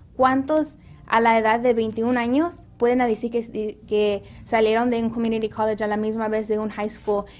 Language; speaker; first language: Spanish; early bilingual, heritage; Spanish